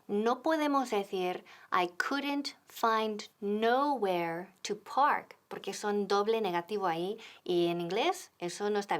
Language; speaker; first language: Spanish; non-native, fluent; English